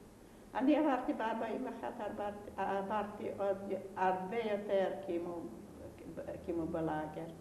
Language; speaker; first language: Hebrew; non-native, fluent; Yiddish